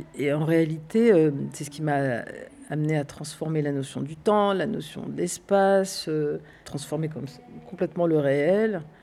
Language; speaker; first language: French; early bilingual, other home language; Arabic